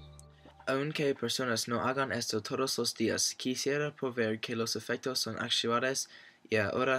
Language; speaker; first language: Spanish; non-native, learner; English